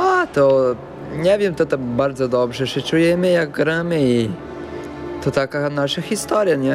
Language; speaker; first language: Polish; early bilingual, heritage; Portuguese